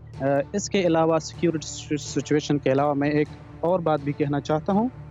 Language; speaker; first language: Hindi; non-native, fluent; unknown